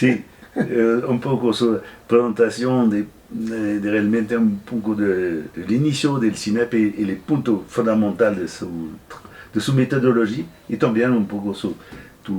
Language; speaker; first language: Spanish; non-native, fluent; French